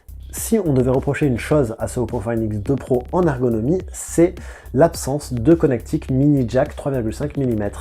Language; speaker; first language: French; native; French